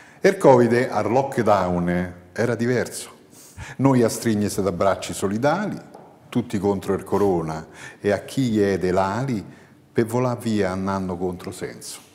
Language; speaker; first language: Italian; native; Italian